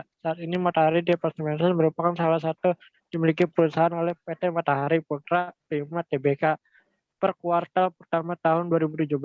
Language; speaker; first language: Indonesian; native; Indonesian